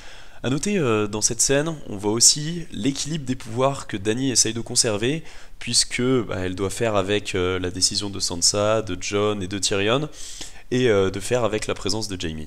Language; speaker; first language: French; native; French